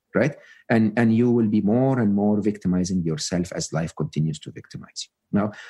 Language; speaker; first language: English; non-native, fluent; Arabic